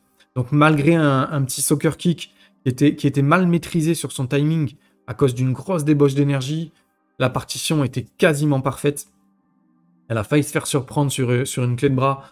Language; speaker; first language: French; native; French